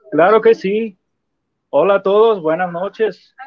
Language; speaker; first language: Spanish; non-native, fluent; Chinese